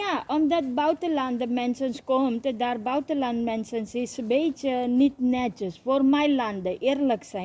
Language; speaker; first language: Dutch; non-native, learner; Hindi